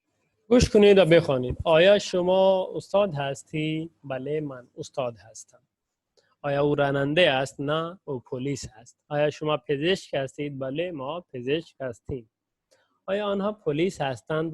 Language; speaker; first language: Persian; non-native, fluent; Urdu